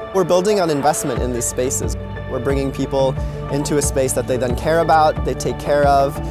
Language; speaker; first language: English; native; English